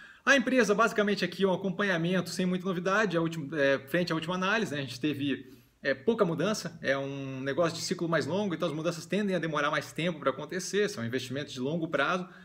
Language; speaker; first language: Portuguese; native; Portuguese